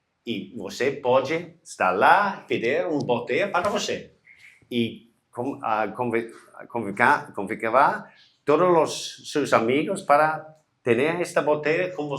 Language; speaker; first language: Portuguese; non-native, learner; English